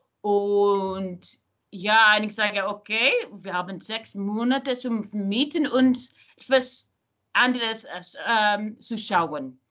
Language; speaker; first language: German; non-native, learner; English